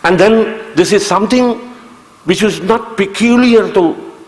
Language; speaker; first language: English; non-native, local second language; Kannada